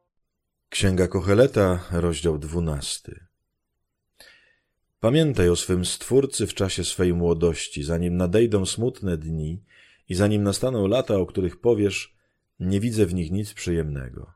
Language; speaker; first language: Polish; native; Polish